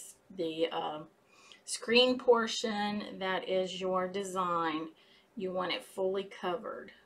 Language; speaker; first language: English; native; English